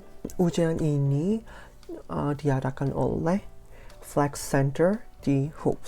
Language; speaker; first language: Indonesian; non-native, fluent; Korean